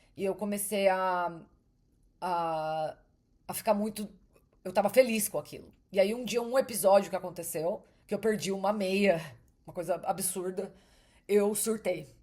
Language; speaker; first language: Portuguese; native; Portuguese